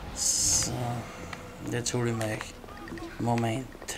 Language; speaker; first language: German; native; German